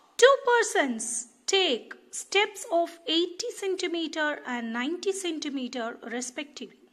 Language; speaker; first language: English; non-native, local second language; Tamil